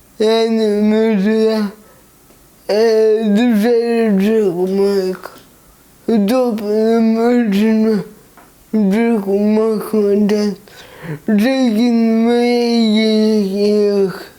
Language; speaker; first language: Turkish; early bilingual, heritage; Turkish